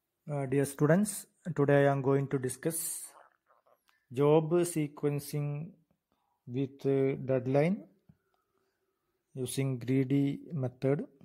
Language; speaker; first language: English; non-native, local second language; Malayalam